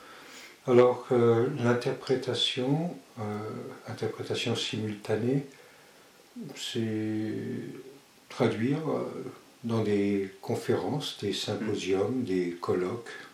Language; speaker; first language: French; early bilingual, other home language; Spanish